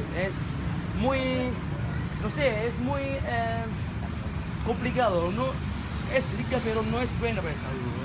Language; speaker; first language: Spanish; non-native, learner; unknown